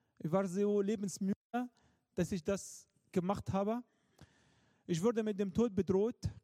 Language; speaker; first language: German; non-native, fluent; Arabic